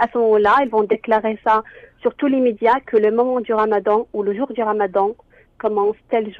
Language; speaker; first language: French; non-native, local second language; Arabic